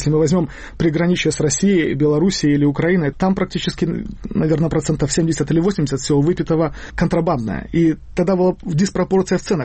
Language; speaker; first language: Russian; native; Russian